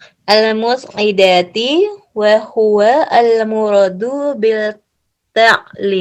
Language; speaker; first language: Arabic; non-native, learner; Indonesian